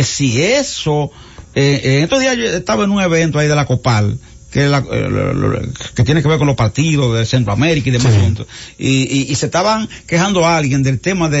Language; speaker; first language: Spanish; native; Spanish